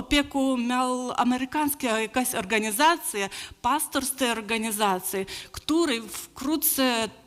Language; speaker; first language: Polish; non-native, learner; Ukrainian